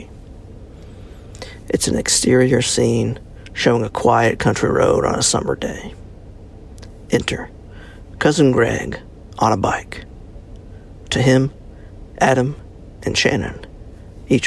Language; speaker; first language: English; native; English